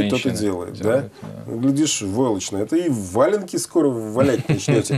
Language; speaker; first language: Russian; native; Russian